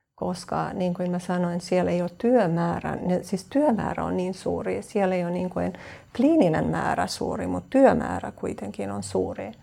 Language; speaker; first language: Finnish; non-native, fluent; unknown